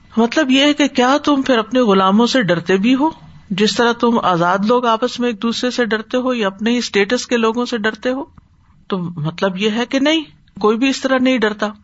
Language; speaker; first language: Urdu; native; Urdu